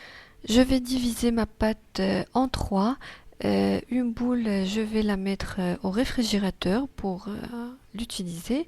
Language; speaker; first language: French; non-native, local second language; Arabic